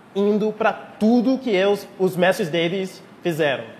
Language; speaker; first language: Portuguese; non-native, fluent; English